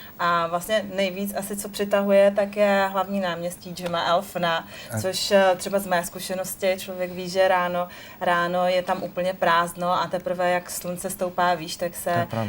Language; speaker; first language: Czech; native; Czech